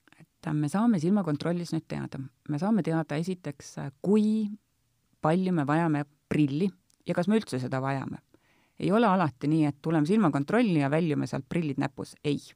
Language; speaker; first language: Estonian; native; Estonian